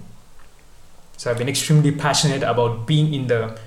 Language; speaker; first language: English; non-native, local second language; Bangla